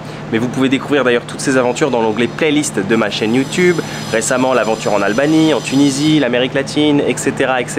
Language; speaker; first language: French; native; French